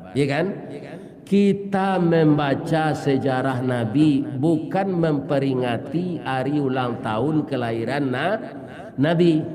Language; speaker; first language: Malay; non-native, local second language; Minangkabau